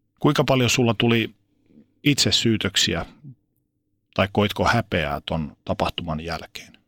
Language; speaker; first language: Finnish; native; Finnish